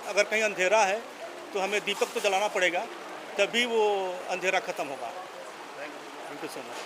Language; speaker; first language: Hindi; native; Hindi